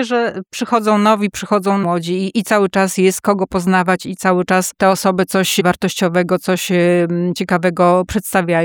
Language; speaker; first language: Polish; native; Polish